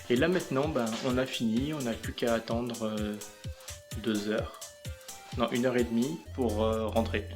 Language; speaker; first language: French; native; French